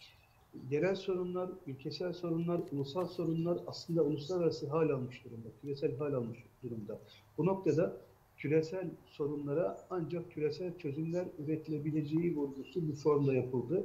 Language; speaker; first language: Turkish; native; Turkish